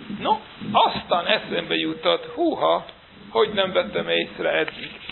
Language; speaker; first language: Hungarian; non-native, fluent; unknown